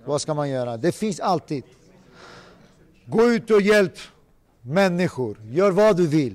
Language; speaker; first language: Swedish; early bilingual, other home language; Persian